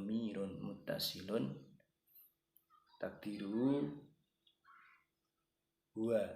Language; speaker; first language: Arabic; non-native, learner; Indonesian